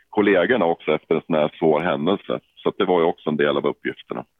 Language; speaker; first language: Swedish; native; Swedish